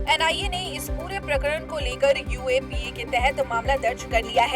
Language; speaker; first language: Hindi; native; Hindi